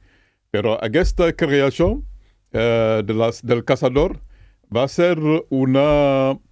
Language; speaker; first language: Catalan; non-native, fluent; Mandingo